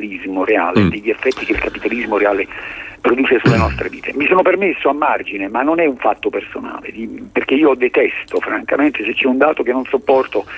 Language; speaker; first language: Italian; native; Italian